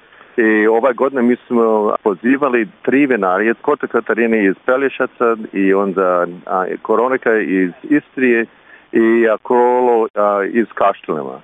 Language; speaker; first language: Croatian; early bilingual, heritage; Croatian